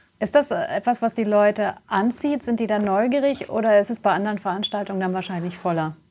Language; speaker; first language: German; native; German